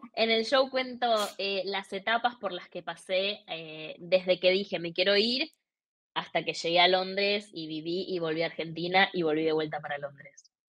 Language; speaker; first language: Spanish; native; Spanish